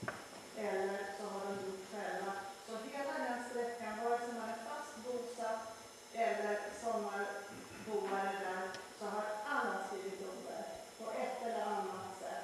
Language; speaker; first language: Swedish; native; Swedish